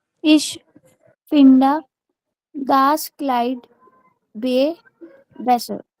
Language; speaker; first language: German; non-native, learner; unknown